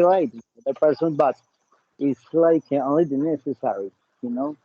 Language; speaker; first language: English; non-native, learner; Spanish